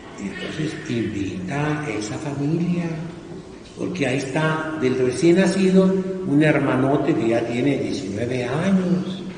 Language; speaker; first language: Spanish; native; Spanish